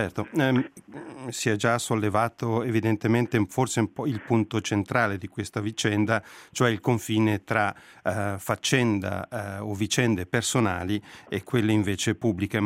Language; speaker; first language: Italian; native; Italian